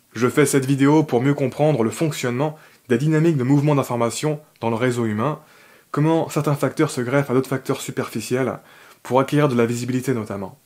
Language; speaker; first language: French; native; French